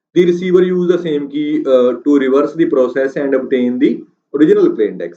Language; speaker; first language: English; non-native, local second language; Punjabi